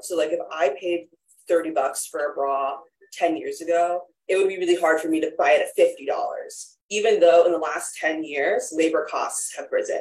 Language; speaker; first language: English; native; English